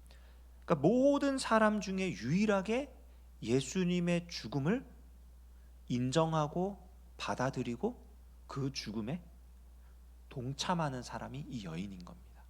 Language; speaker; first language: Korean; native; Korean